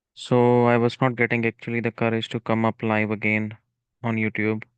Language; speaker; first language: English; non-native, local second language; Punjabi